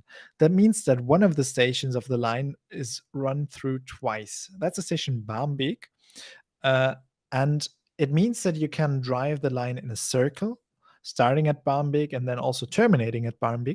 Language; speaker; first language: English; non-native, fluent; German